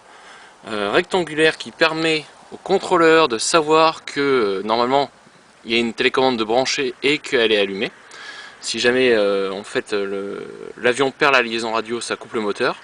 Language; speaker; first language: French; native; French